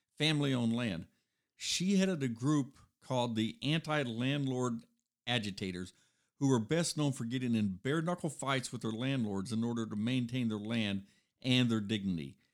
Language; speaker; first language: English; native; English